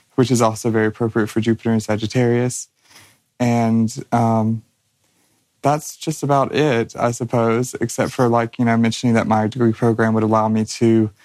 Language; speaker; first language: English; native; English